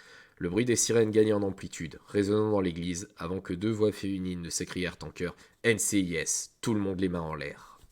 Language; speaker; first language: French; native; French